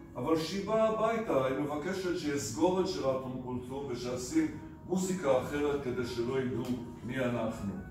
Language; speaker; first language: Hebrew; early bilingual, other home language; Arabic